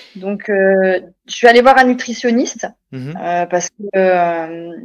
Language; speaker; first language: French; native; French